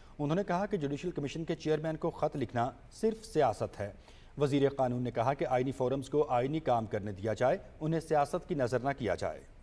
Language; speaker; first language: Urdu; native; Urdu